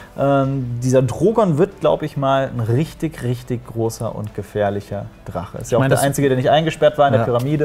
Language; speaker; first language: German; native; German